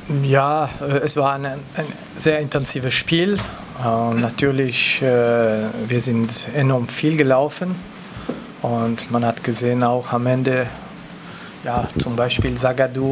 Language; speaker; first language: German; non-native, local second language; French